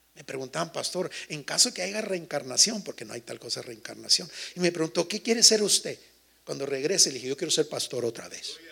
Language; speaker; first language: Spanish; early bilingual, heritage; Spanish